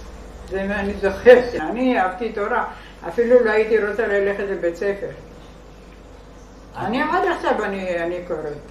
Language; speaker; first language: Hebrew; non-native, fluent; Arabic